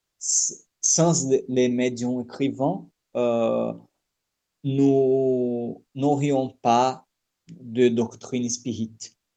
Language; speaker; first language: French; non-native, fluent; Portuguese